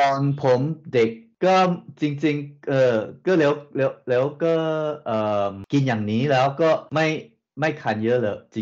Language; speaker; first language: Thai; non-native, learner; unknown